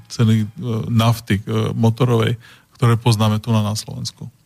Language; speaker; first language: Slovak; native; Slovak